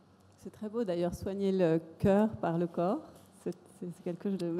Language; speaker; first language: French; native; French